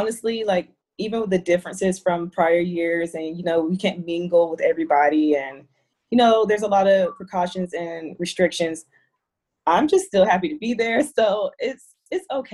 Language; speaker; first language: English; native; English